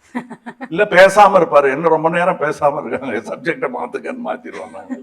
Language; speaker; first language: Tamil; native; Tamil